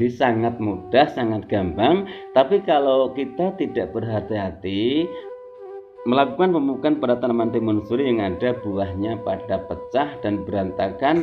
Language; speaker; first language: Indonesian; native; Indonesian